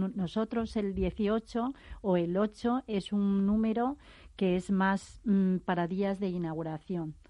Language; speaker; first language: Spanish; non-native, fluent; Chinese